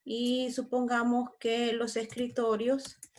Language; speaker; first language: Spanish; native; Spanish